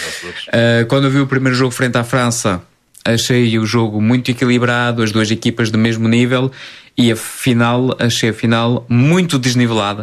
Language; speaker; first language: Portuguese; native; Portuguese